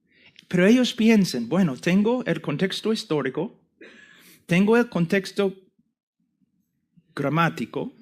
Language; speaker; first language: Spanish; non-native, fluent; English